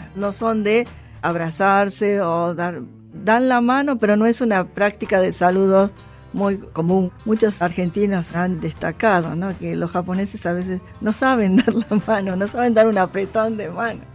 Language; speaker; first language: Spanish; native; Spanish